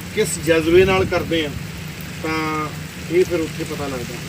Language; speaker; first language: Hindi; non-native, local second language; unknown